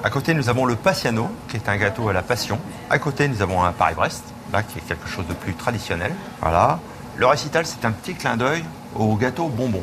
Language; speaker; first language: French; native; French